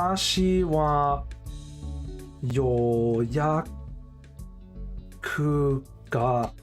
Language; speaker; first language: Japanese; non-native, learner; English